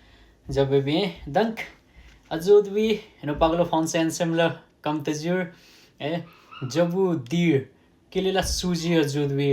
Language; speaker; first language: French; non-native, learner; Nepali